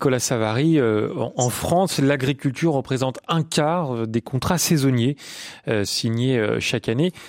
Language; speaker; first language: French; native; French